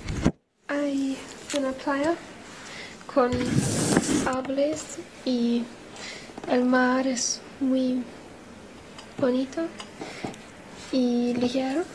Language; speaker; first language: Spanish; non-native, learner; English